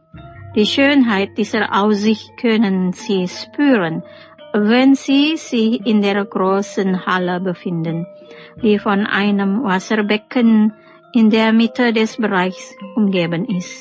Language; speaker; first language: German; non-native, fluent; Indonesian